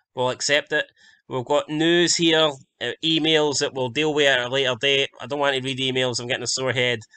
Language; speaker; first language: English; native; English